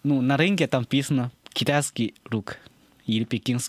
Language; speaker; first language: Russian; non-native, learner; Chinese